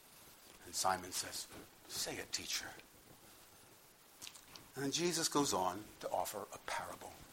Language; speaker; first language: English; native; English